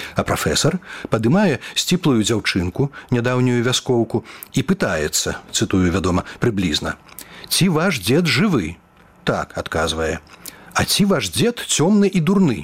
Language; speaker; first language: Belarusian; native; Belarusian